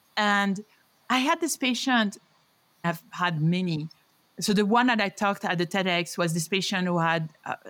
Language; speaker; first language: English; non-native, fluent; French